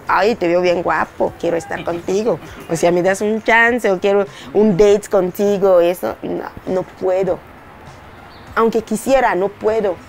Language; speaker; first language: Spanish; non-native, fluent; French